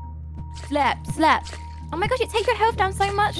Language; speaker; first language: English; native; English